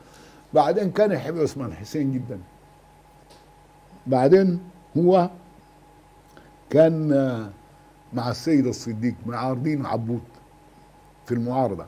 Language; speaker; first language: Arabic; native; Arabic